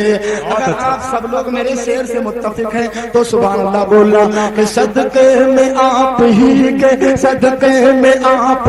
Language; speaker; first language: Urdu; native; Urdu